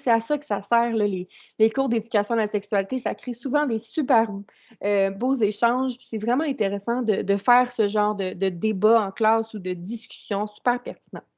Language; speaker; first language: French; native; French